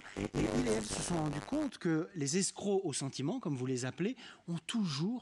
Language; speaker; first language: French; native; French